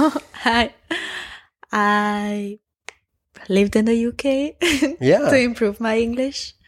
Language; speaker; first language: English; non-native, fluent; Hungarian